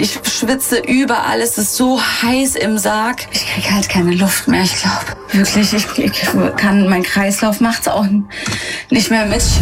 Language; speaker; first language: German; native; German